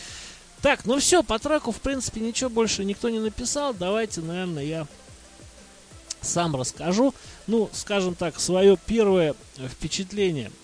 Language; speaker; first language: Russian; native; Russian